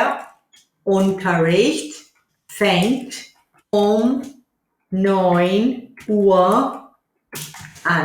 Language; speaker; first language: German; non-native, fluent; English